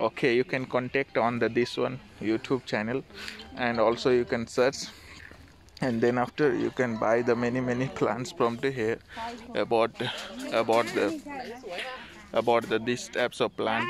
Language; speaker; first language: English; non-native, learner; Thai